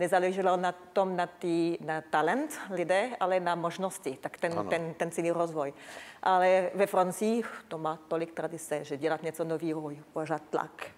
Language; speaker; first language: Czech; non-native, learner; French